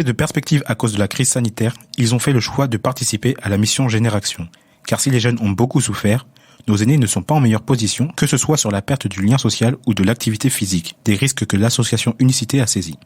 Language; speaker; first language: French; native; French